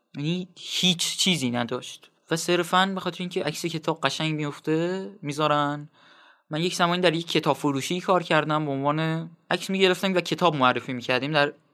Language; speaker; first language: Persian; non-native, local second language; Azerbaijani